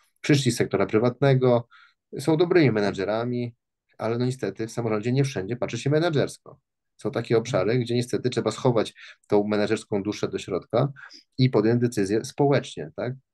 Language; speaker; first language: Polish; native; Polish